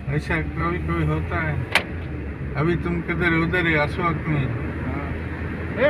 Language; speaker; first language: Hindi; non-native, learner; Nepali